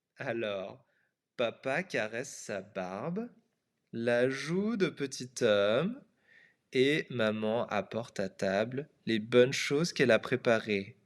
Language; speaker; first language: French; non-native, fluent; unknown